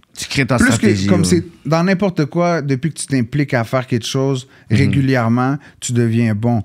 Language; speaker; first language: French; early bilingual, other home language; English